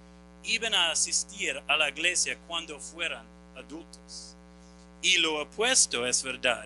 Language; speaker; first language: Spanish; non-native, fluent; English